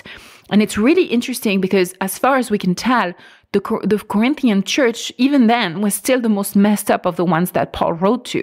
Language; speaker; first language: English; non-native, fluent; French